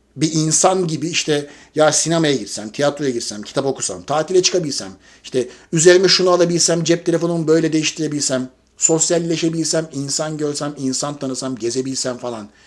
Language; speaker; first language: Turkish; native; Turkish